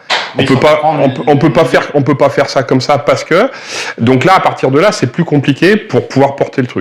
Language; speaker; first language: French; native; French